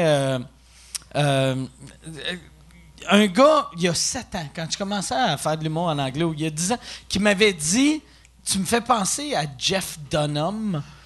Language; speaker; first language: French; native; French